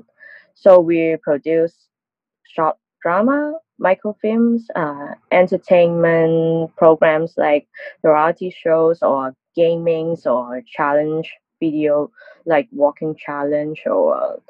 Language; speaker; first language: English; non-native, local second language; Cantonese